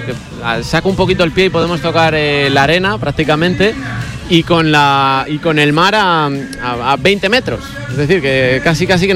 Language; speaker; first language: Spanish; native; Spanish